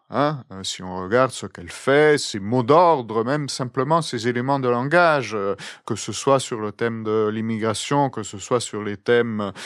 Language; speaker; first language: French; non-native, fluent; Italian